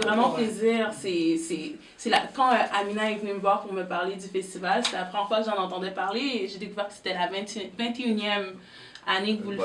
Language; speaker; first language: French; native; French